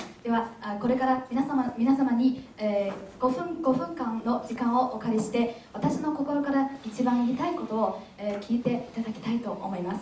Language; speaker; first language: Japanese; non-native, fluent; Chinese